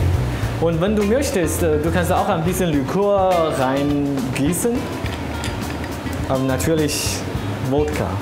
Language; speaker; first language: German; non-native, fluent; Chinese